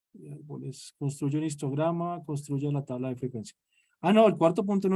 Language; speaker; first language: Spanish; native; Spanish